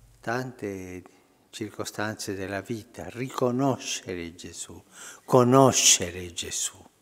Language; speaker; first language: Italian; non-native, fluent; Spanish